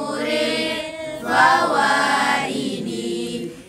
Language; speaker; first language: Arabic; non-native, fluent; Indonesian